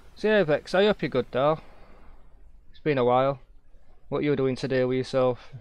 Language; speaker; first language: English; native; English